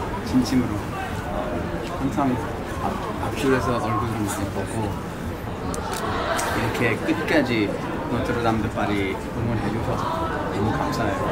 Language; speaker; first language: Korean; early bilingual, heritage; Korean